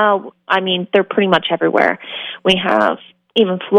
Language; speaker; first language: English; native; English